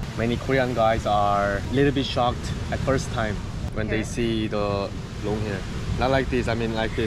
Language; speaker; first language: English; non-native, learner; Korean